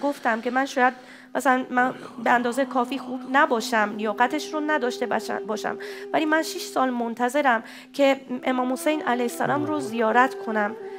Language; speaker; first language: Persian; non-native, fluent; Japanese